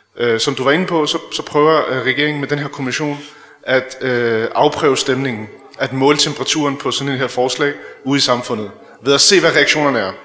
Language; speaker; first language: Danish; early bilingual, other home language; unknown